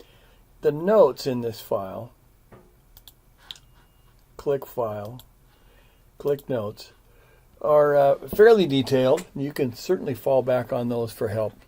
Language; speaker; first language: English; native; English